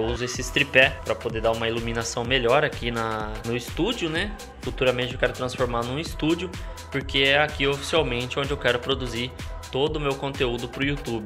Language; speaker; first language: Portuguese; native; Portuguese